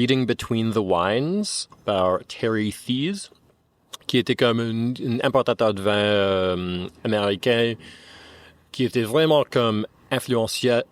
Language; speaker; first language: French; non-native, fluent; English